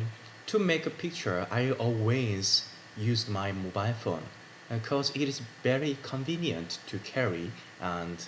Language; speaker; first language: English; non-native, learner; Korean